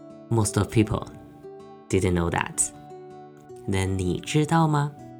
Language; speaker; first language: English; non-native, fluent; Chinese